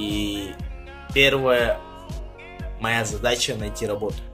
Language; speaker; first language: Russian; non-native, local second language; Yakut